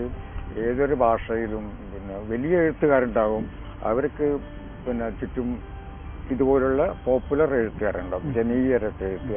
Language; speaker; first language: Malayalam; native; Malayalam